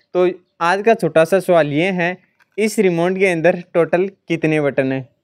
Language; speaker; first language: Hindi; native; Hindi